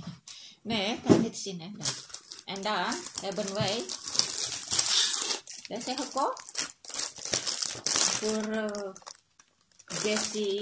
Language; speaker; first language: Dutch; non-native, learner; Indonesian